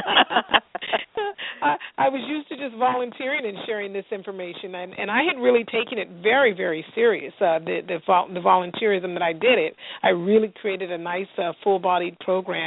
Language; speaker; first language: English; native; English